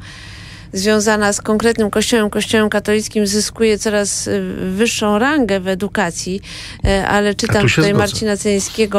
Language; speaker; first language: Polish; native; Polish